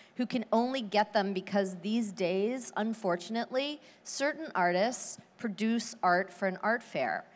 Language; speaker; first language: English; native; English